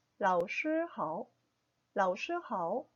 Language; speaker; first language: Chinese; non-native, local second language; Korean